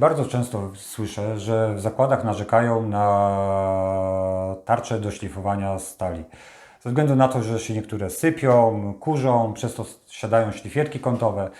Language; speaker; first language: Polish; native; Polish